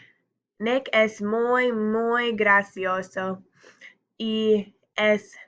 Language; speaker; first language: Spanish; non-native, learner; English